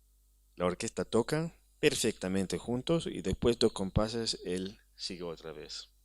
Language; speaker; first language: Spanish; non-native, fluent; Hebrew